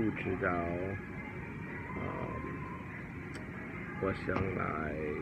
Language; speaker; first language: Chinese; non-native, learner; English